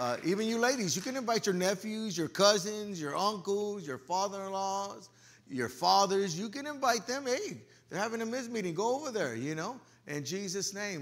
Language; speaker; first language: English; early bilingual, other home language; Spanish